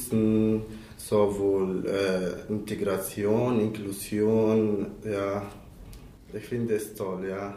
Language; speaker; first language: German; non-native, learner; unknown